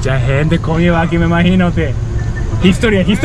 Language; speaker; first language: Spanish; non-native, learner; Japanese